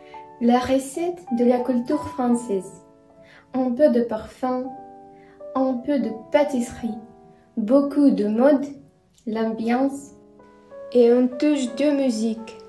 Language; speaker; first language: French; non-native, learner; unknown